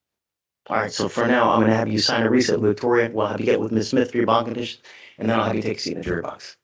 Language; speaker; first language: English; native; English